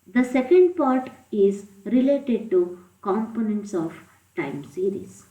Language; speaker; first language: English; non-native, local second language; Kannada